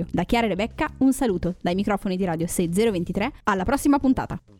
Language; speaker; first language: Italian; native; Italian